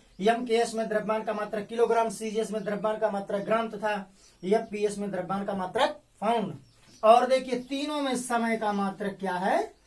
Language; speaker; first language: Hindi; native; Hindi